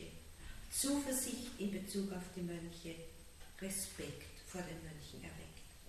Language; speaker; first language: German; native; German